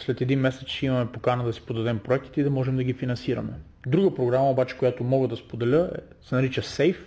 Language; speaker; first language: Bulgarian; native; Bulgarian